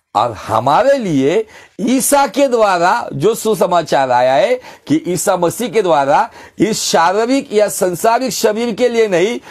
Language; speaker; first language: Hindi; non-native, local second language; Marathi